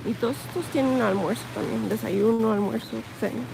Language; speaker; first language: Spanish; early bilingual, heritage; Spanish